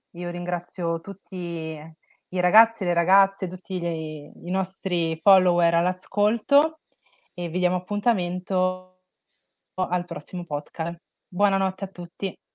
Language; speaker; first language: Italian; native; Italian